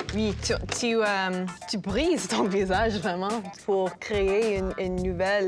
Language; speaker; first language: French; non-native, local second language; English